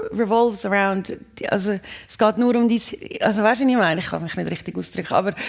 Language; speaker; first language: German; native; German